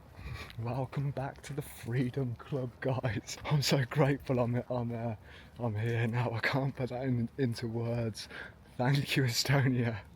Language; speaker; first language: English; native; English